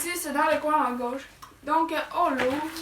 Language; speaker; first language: French; native; French